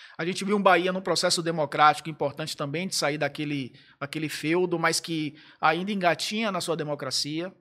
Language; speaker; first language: Portuguese; native; Portuguese